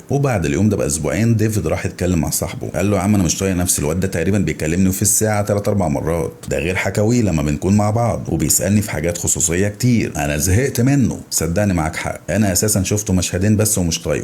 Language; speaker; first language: Arabic; native; Arabic